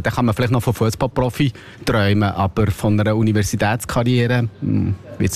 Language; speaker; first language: German; native; German